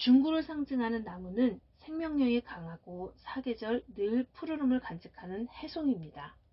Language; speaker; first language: Korean; native; Korean